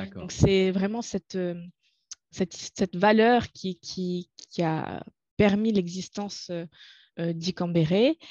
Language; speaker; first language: French; non-native, local second language; Arabic